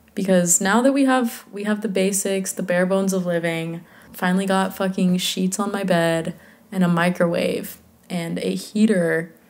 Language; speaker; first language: English; native; English